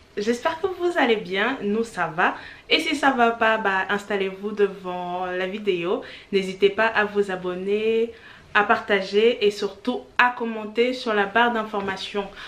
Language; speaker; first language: French; early bilingual, other home language; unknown